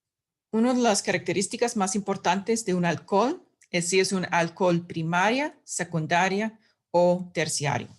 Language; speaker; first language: Spanish; non-native, fluent; English